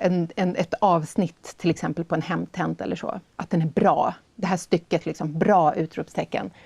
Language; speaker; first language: Swedish; native; Swedish